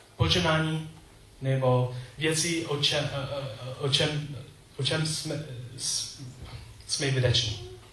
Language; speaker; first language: Czech; non-native, learner; English